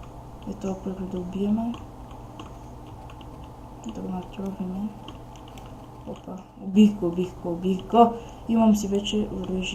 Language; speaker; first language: Bulgarian; native; Bulgarian